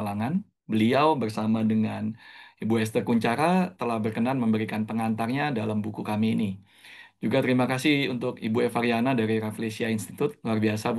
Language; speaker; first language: Indonesian; native; Indonesian